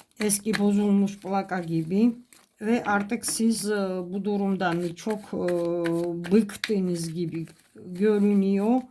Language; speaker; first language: Turkish; non-native, fluent; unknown